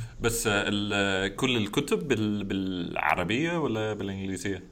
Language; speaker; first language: Arabic; non-native, learner; English